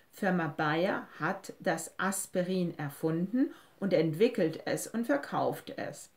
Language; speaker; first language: German; non-native, fluent; French